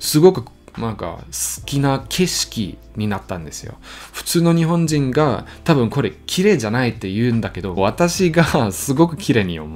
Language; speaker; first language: Japanese; non-native, learner; German